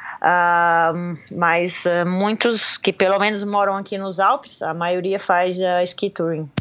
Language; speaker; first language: Portuguese; native; Portuguese